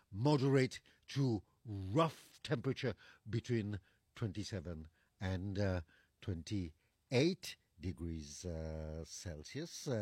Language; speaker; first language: English; non-native, local second language; Seselwa Creole French